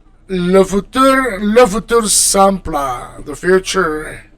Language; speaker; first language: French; non-native, fluent; Spanish